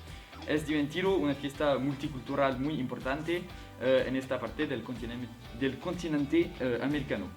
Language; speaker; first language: Spanish; non-native, learner; French